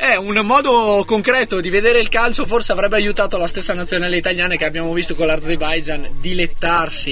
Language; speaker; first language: Italian; native; Italian